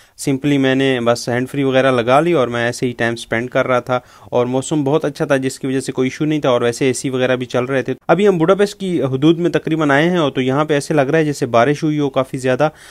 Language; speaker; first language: Urdu; native; Urdu